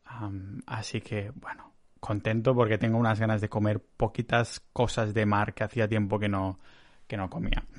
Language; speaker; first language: Spanish; native; Spanish